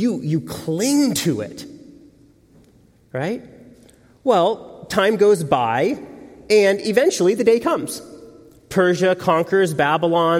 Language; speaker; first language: English; native; English